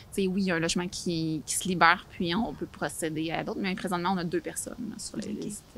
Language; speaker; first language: French; native; French